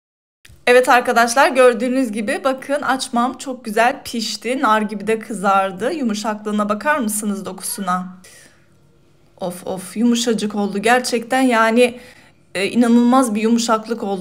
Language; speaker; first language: Turkish; native; Turkish